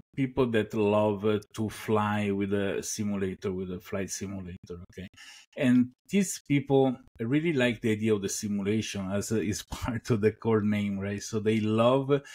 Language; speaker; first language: English; non-native, fluent; Italian